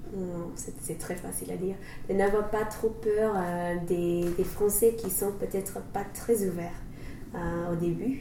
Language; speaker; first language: French; non-native, learner; English